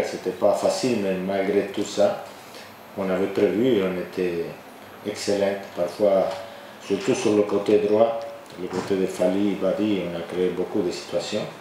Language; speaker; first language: French; non-native, fluent; Spanish